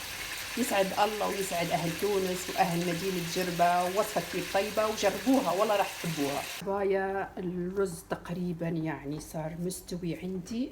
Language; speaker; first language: Arabic; native; Arabic